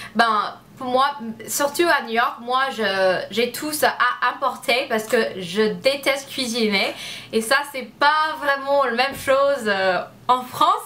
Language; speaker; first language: French; non-native, learner; English